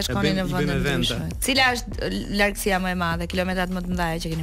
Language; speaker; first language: Albanian; native; Albanian